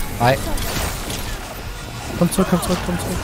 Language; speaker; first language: German; native; German